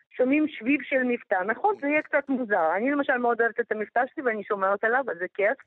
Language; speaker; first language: Hebrew; non-native, fluent; Russian